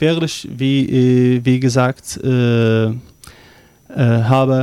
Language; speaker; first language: German; non-native, learner; Arabic